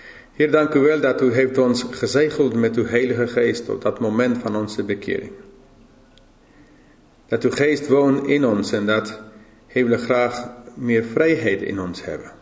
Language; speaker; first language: Dutch; non-native, fluent; English